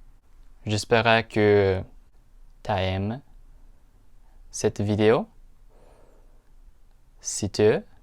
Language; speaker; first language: French; non-native, learner; Japanese